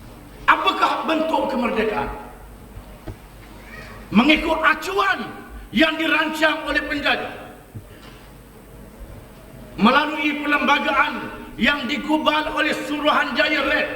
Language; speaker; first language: Malay; native; Malay